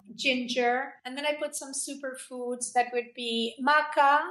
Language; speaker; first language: English; non-native, fluent; Spanish